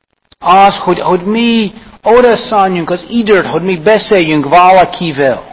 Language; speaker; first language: Hungarian; non-native, fluent; English